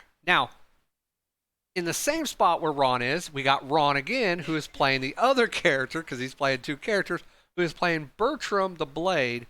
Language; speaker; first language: English; native; English